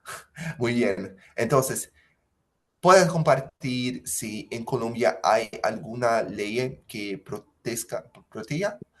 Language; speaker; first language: Spanish; non-native, fluent; Portuguese